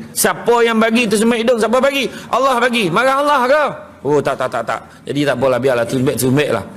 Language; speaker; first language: Malay; native; Malay